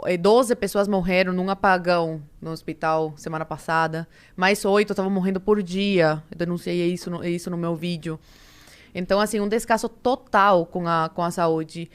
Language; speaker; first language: Portuguese; early bilingual, other home language; Spanish